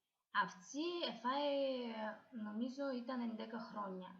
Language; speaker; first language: Greek; non-native, fluent; Russian